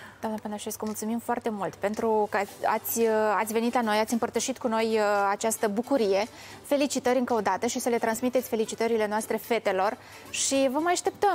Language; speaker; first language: Romanian; native; Romanian